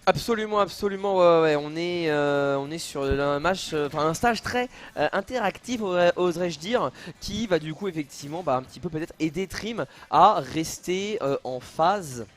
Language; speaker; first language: French; native; French